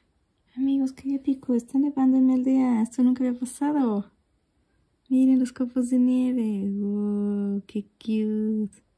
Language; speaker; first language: Spanish; native; Spanish